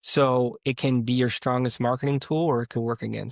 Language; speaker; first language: English; native; English